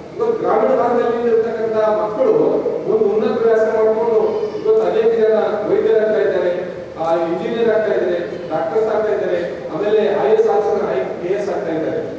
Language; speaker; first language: Kannada; native; Kannada